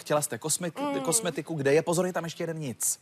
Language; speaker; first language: Czech; native; Czech